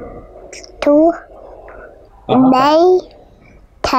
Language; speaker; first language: Arabic; early bilingual, heritage; Arabic